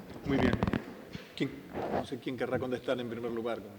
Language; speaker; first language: Spanish; native; Spanish